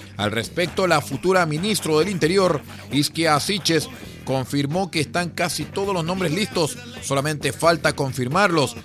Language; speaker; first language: Spanish; native; Spanish